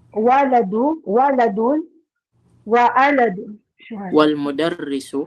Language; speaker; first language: Arabic; non-native, fluent; Filipino